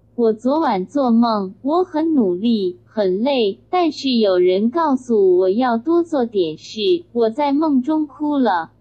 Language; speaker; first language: Chinese; non-native, fluent; Korean